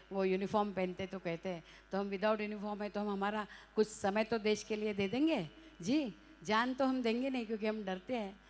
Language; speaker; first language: Hindi; non-native, local second language; Marathi